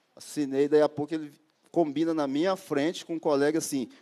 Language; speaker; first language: Portuguese; native; Portuguese